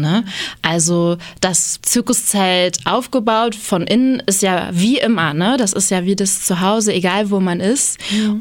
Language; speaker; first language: German; native; German